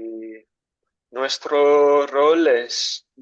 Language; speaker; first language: Spanish; non-native, learner; English